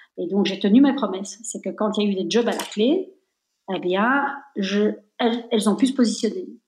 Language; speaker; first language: French; native; French